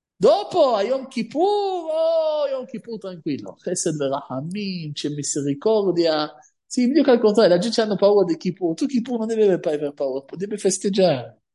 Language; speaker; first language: Italian; non-native, fluent; Hebrew